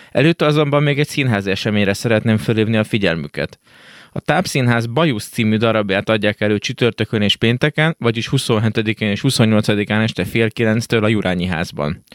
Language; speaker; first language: Hungarian; native; Hungarian